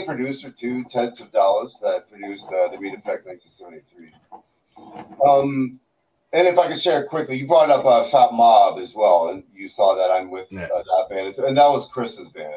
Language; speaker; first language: English; native; English